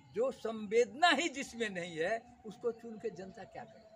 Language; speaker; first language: Hindi; native; Hindi